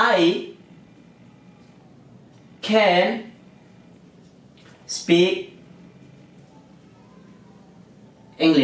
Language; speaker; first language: English; non-native, learner; Indonesian